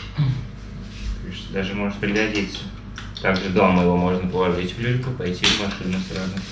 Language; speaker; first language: Russian; native; Russian